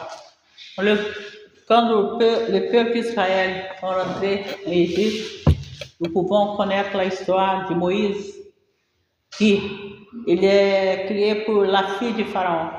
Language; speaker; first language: Portuguese; non-native, learner; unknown